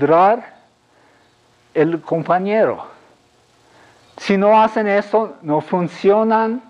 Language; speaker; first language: Spanish; non-native, fluent; English